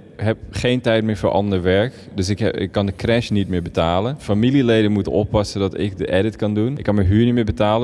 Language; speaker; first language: Dutch; native; Dutch